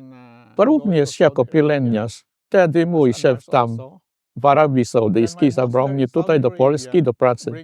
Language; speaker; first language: Polish; non-native, fluent; Filipino